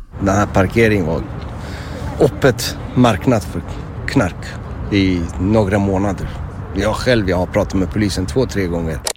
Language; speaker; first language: Swedish; non-native, fluent; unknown